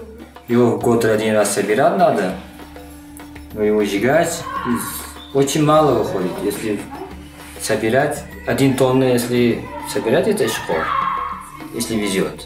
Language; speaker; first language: Russian; non-native, learner; Uzbek